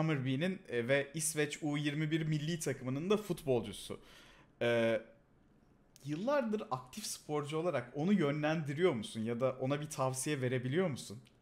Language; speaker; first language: Turkish; native; Turkish